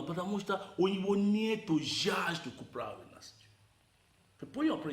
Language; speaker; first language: Russian; non-native, learner; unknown